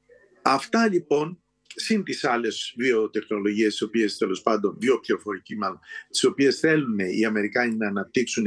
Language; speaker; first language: Greek; native; Greek